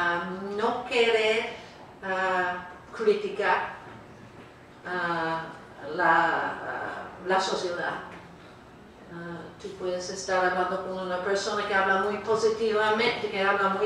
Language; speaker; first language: Spanish; non-native, fluent; English